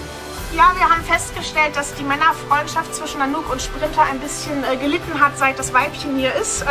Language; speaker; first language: German; native; German